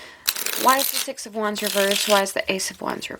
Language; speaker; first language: English; native; English